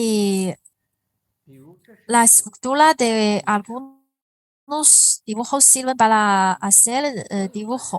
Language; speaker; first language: Spanish; non-native, fluent; Chinese